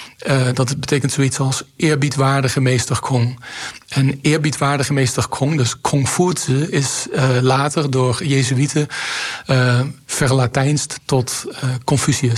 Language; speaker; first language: Dutch; native; Dutch